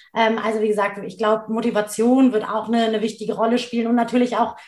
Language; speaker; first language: German; native; German